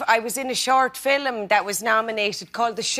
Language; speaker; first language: English; native; English